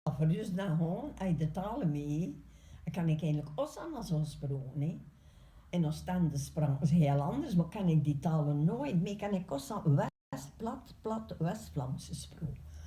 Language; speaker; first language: Dutch; native; Dutch